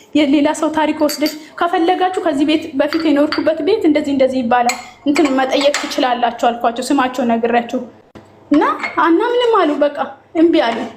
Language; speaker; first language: Amharic; native; Amharic